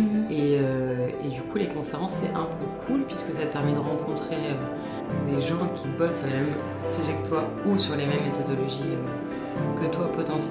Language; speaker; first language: French; native; French